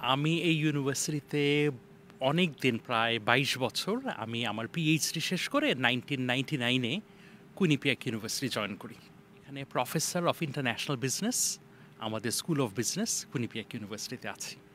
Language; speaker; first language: Bangla; native; Bangla